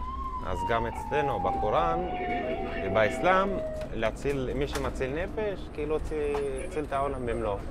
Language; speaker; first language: Hebrew; non-native, local second language; Arabic